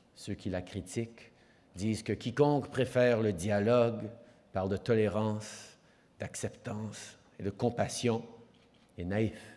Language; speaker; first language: French; early bilingual, heritage; French